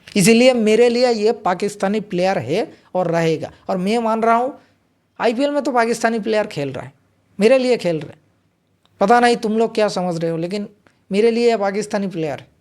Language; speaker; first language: Hindi; non-native, local second language; Bangla